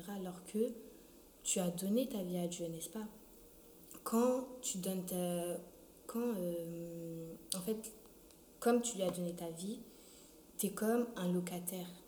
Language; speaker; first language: French; early bilingual, other home language; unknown